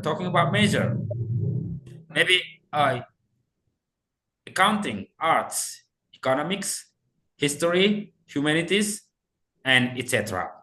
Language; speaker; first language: English; non-native, fluent; Indonesian